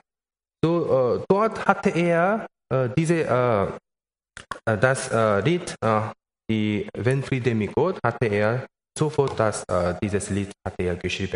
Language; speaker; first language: German; non-native, learner; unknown